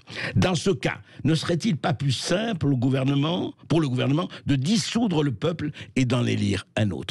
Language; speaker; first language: French; native; French